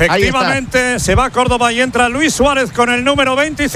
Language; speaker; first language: Spanish; native; Spanish